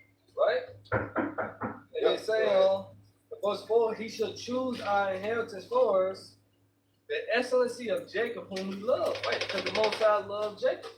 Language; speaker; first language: English; native; English